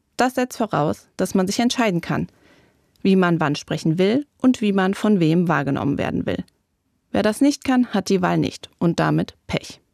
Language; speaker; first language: German; native; German